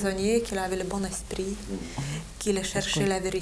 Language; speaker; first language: French; non-native, fluent; Lithuanian